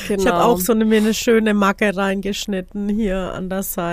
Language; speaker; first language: German; native; German